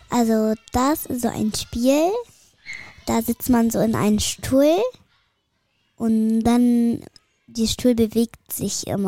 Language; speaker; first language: German; early bilingual, other home language; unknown